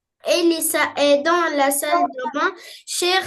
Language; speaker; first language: French; non-native, learner; Arabic